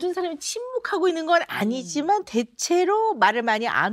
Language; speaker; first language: Korean; native; Korean